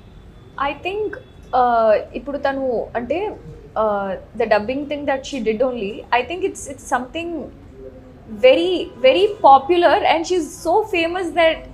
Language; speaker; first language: Telugu; native; Telugu